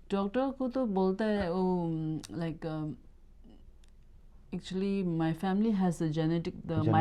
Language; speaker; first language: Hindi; non-native, learner; Tibetan